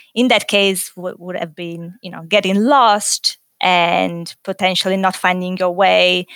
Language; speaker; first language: English; non-native, fluent; Italian